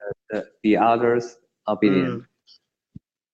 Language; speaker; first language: English; non-native, learner; Chinese